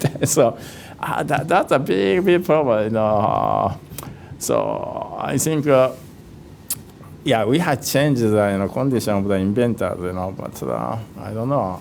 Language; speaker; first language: English; non-native, fluent; Japanese